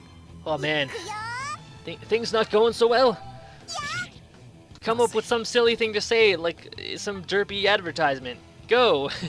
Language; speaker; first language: English; native; English